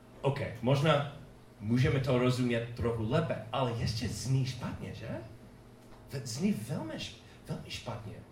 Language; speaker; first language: Czech; non-native, fluent; English